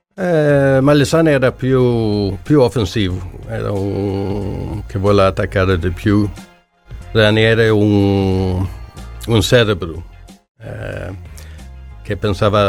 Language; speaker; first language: Italian; non-native, learner; Swedish